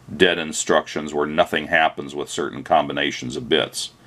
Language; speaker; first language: English; native; English